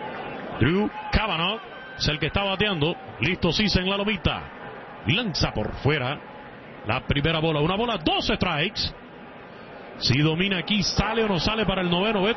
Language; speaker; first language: Spanish; native; Spanish